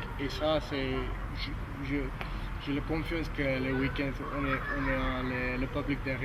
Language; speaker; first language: French; non-native, learner; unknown